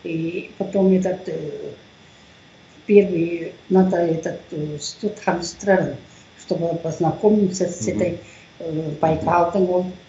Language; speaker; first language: Russian; non-native, local second language; Tuvinian